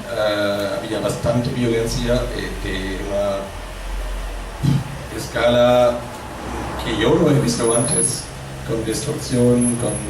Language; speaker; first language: Spanish; non-native, fluent; German